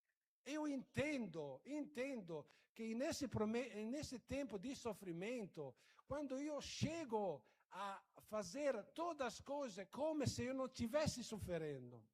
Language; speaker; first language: Portuguese; non-native, fluent; Italian